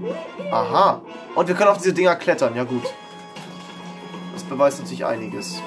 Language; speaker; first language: German; native; German